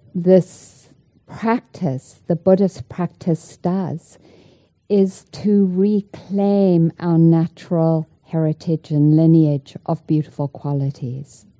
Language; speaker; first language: English; native; English